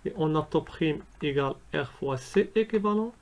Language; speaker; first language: French; non-native, local second language; Arabic